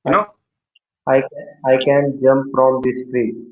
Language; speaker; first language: English; non-native, learner; Hindi